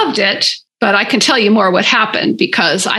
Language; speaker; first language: English; native; English